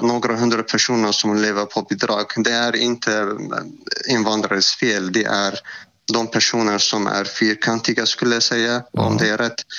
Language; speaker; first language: Swedish; non-native, fluent; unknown